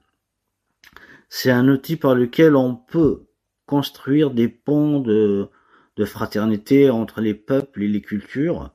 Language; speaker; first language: French; non-native, local second language; Kabyle